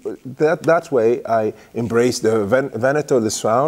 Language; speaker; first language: English; native; English